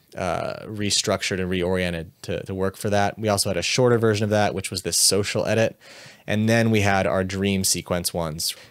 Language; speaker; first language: English; native; English